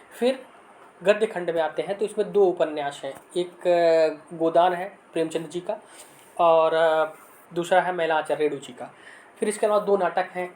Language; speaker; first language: Hindi; native; Hindi